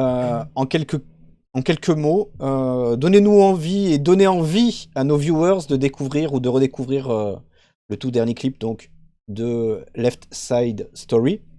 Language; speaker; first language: French; native; French